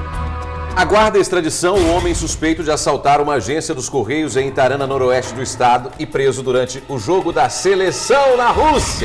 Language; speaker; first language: Portuguese; native; Portuguese